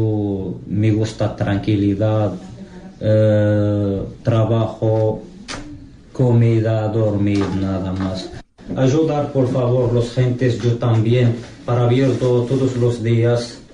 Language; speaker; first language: Spanish; non-native, learner; Arabic